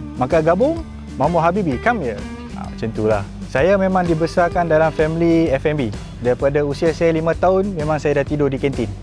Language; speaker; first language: Malay; native; Malay